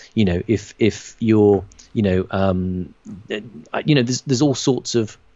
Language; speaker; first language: English; native; English